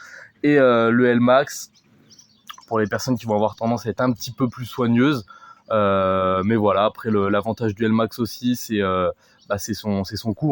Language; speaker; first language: French; native; French